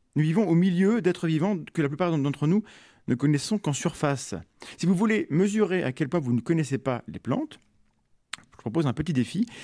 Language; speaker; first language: French; native; French